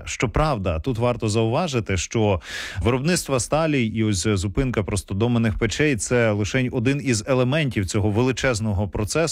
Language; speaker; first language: Ukrainian; native; Ukrainian